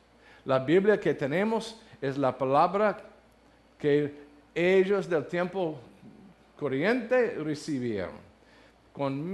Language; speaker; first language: Spanish; non-native, learner; English